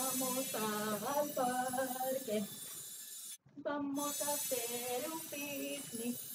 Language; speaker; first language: Spanish; non-native, fluent; English